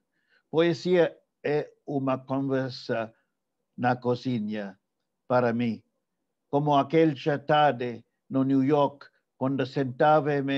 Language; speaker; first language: Portuguese; non-native, fluent; English